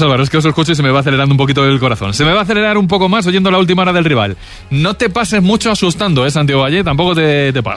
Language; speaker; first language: Spanish; native; Spanish